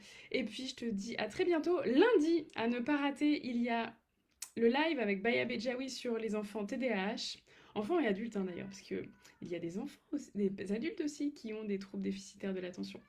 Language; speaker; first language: French; native; French